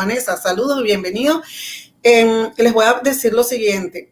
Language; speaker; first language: Spanish; native; Spanish